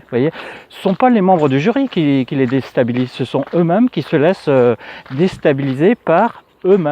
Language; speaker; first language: French; native; French